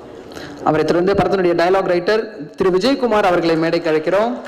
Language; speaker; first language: Tamil; native; Tamil